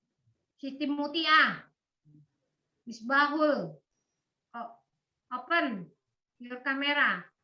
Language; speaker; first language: English; non-native, learner; Indonesian